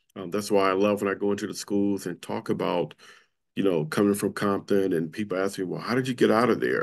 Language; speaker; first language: English; native; English